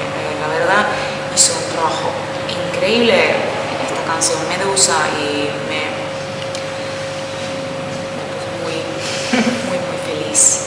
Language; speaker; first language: Spanish; non-native, fluent; Finnish